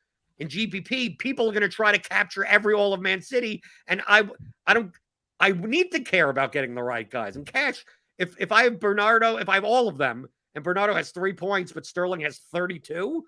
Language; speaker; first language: English; native; English